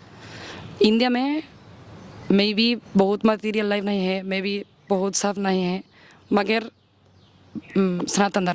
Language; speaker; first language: Hindi; non-native, learner; Spanish